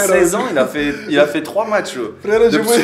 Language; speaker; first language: French; native; French